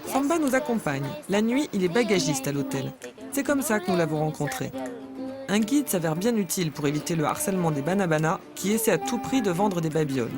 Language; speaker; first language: French; native; French